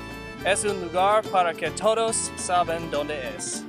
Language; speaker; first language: Spanish; non-native, learner; English